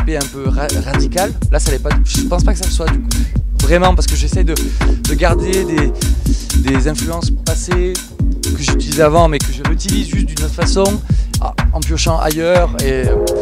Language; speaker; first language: French; native; French